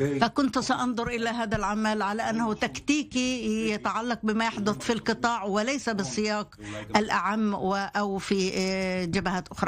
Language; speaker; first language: Arabic; non-native, fluent; Hebrew